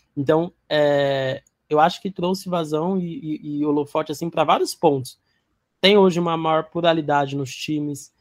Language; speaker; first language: Portuguese; native; Portuguese